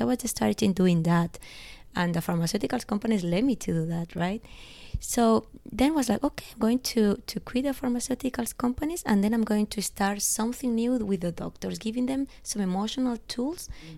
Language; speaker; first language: English; non-native, fluent; Spanish